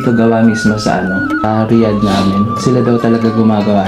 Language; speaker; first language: Filipino; native; Filipino